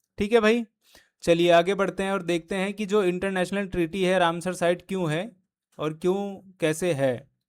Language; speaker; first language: Hindi; native; Hindi